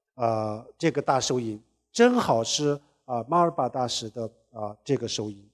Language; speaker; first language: Chinese; non-native, local second language; Tibetan